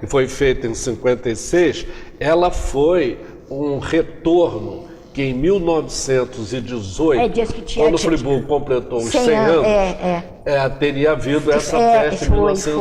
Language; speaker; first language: Portuguese; native; Portuguese